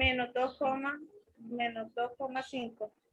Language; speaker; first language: Spanish; native; Spanish